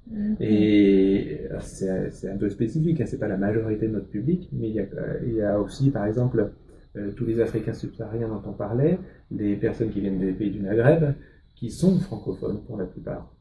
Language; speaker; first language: French; native; French